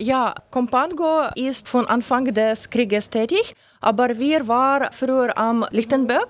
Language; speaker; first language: German; non-native, learner; Ukrainian